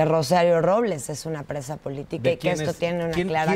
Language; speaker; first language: Spanish; native; Spanish